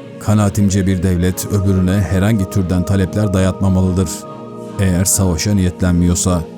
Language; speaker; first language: Turkish; native; Turkish